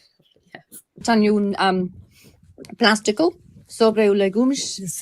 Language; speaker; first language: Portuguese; non-native, learner; English